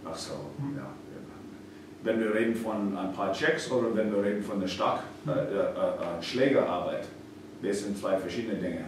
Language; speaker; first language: German; non-native, fluent; English